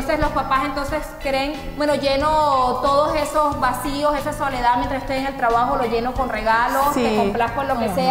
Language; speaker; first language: Spanish; native; Spanish